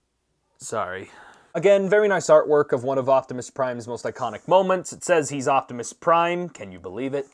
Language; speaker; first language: English; native; English